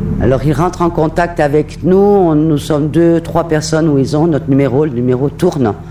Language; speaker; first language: French; native; French